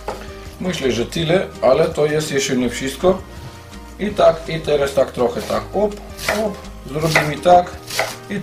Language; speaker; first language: Polish; non-native, fluent; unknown